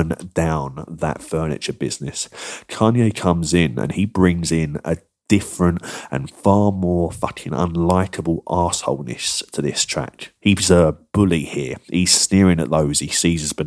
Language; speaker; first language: English; native; English